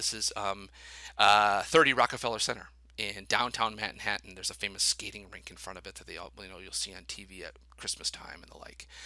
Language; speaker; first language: English; native; English